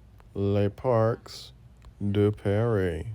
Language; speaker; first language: French; non-native, learner; English